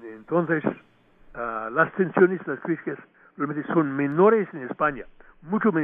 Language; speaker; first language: Spanish; non-native, fluent; English